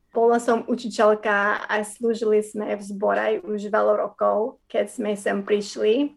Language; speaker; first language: Slovak; non-native, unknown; English